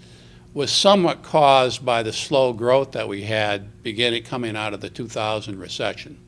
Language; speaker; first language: English; native; English